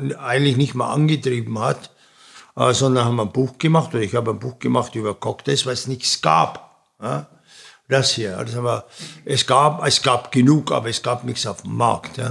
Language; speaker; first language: German; native; German